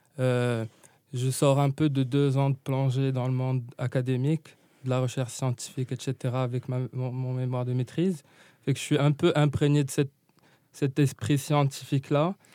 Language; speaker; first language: French; non-native, local second language; Arabic